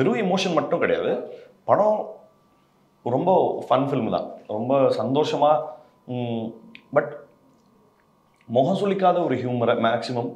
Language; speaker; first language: Tamil; native; Tamil